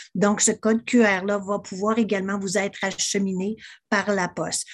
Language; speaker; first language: French; native; French